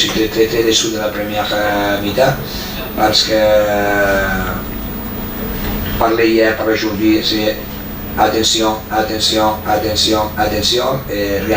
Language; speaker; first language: French; non-native, fluent; Spanish